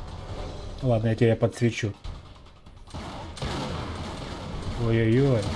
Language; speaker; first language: Russian; native; Russian